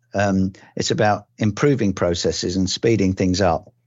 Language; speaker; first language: English; native; English